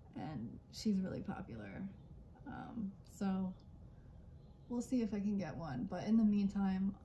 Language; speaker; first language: English; native; English